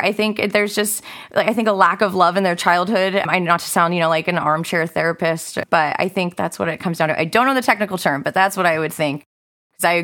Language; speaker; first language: English; native; English